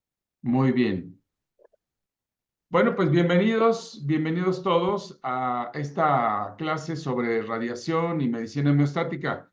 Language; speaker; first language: Spanish; native; Spanish